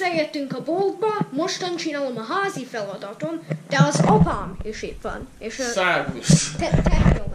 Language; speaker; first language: Hungarian; early bilingual, heritage; Hungarian